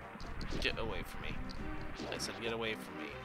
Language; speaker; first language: English; native; English